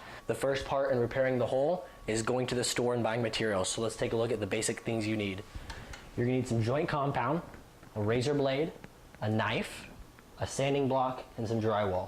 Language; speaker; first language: English; native; English